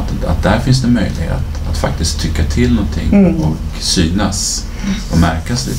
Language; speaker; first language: Swedish; native; Swedish